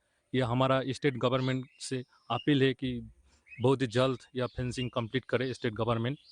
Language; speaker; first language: Hindi; non-native, local second language; Bangla